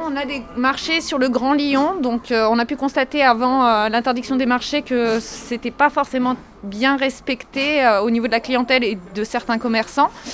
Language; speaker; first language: French; native; French